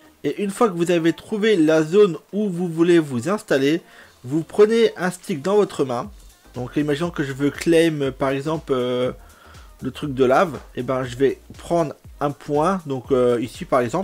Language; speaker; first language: French; native; French